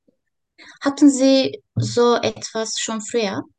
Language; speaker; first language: German; non-native, learner; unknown